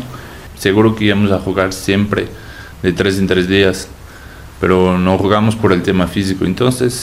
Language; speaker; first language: Spanish; non-native, fluent; Portuguese